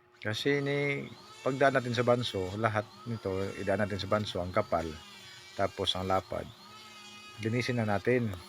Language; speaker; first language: Filipino; non-native, local second language; Cebuano